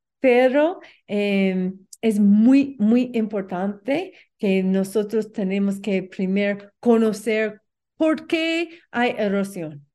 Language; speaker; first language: Spanish; non-native, learner; English